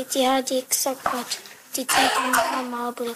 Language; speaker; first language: Danish; early bilingual, heritage; Danish